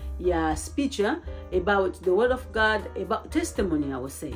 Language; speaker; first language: English; non-native, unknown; Lingala